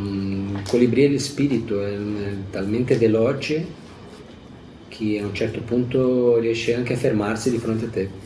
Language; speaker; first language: Italian; non-native, fluent; Portuguese